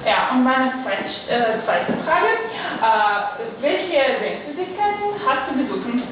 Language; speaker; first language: German; non-native, learner; Russian